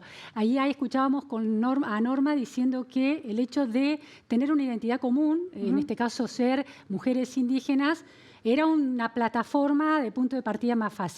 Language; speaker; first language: Spanish; native; Spanish